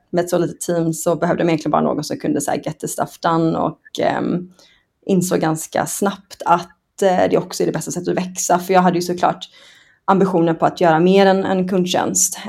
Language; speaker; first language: Swedish; early bilingual, other home language; Persian